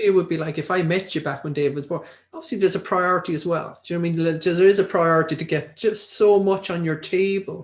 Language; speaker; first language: English; native; English